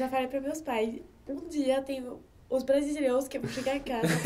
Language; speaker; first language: Portuguese; non-native, learner; French